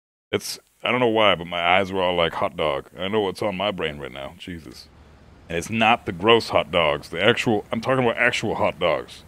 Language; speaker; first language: English; early bilingual, other home language; German